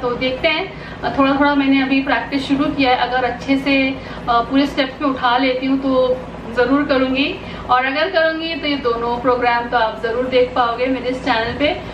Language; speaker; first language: Hindi; non-native, local second language; Bangla